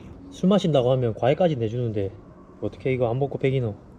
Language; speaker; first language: Korean; native; Korean